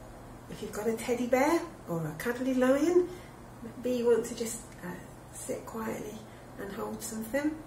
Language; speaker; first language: English; native; English